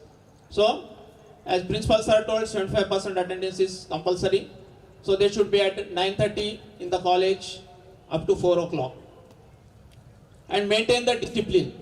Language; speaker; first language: English; non-native, local second language; Telugu